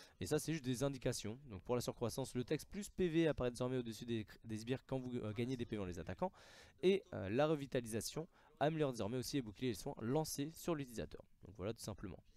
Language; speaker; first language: French; native; French